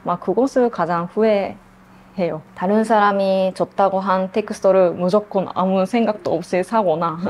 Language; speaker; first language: Korean; non-native, fluent; Japanese